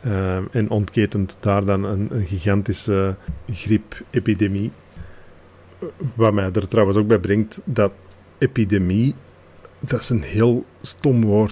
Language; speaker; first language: Dutch; native; Dutch